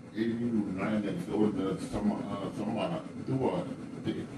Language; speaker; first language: Finnish; non-native, learner; Thai